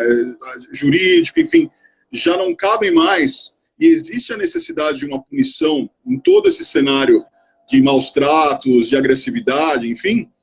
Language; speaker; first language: Portuguese; native; Portuguese